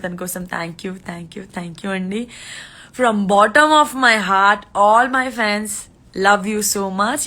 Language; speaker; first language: Telugu; non-native, learner; Gujarati